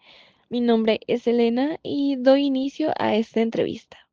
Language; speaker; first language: Spanish; native; Spanish